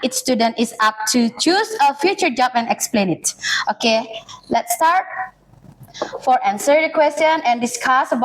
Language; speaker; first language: English; non-native, learner; Indonesian